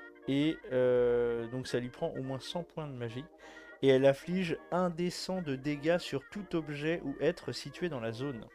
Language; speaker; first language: French; native; French